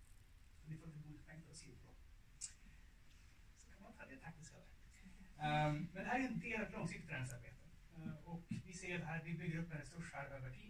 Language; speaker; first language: Swedish; native; Swedish